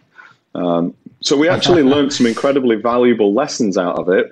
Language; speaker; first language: English; native; English